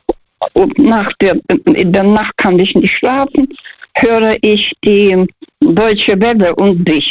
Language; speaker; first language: German; early bilingual, heritage; Russian